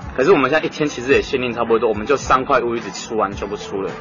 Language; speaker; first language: Chinese; native; Chinese